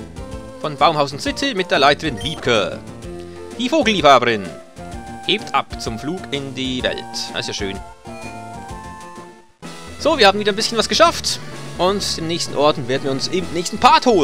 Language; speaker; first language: German; native; German